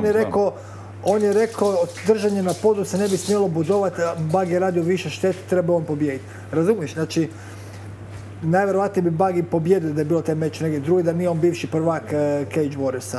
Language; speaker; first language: Croatian; native; Croatian